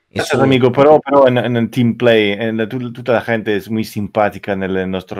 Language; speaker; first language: Spanish; non-native, learner; Italian